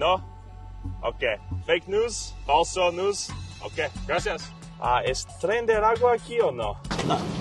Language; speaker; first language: Spanish; non-native, learner; English